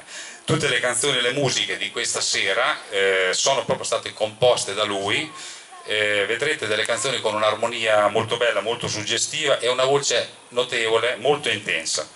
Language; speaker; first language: Italian; native; Italian